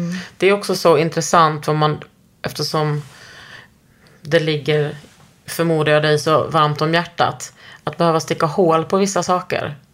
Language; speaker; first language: Swedish; native; Swedish